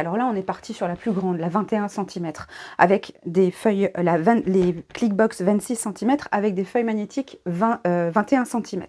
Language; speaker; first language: French; native; French